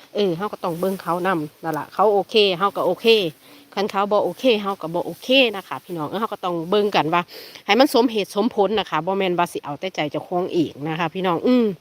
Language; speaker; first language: Thai; native; Thai